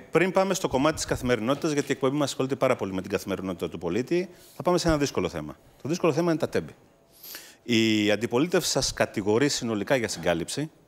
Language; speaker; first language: Greek; native; Greek